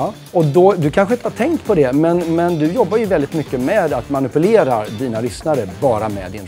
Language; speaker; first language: Swedish; native; Swedish